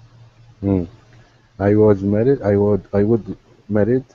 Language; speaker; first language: English; non-native, learner; Arabic